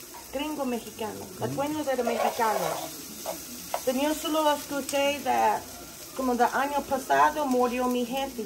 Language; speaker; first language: Spanish; non-native, learner; English